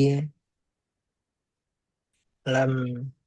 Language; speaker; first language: Arabic; non-native, learner; Indonesian